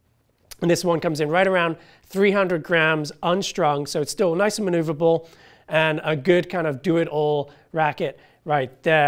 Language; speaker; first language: English; native; English